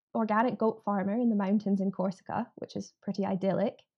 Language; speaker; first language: English; native; English